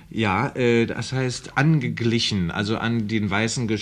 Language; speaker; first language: German; native; German